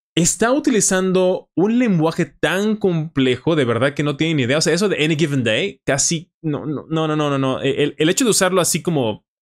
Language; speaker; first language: Spanish; native; Spanish